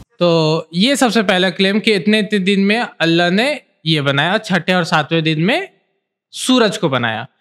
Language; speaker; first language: Hindi; native; Hindi